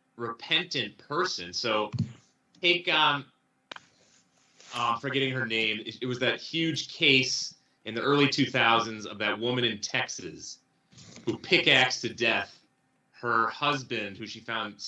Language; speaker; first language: English; native; English